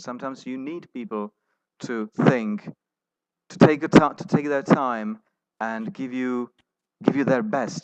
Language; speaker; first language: English; non-native, fluent; Czech